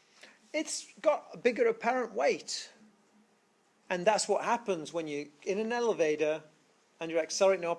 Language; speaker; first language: English; native; English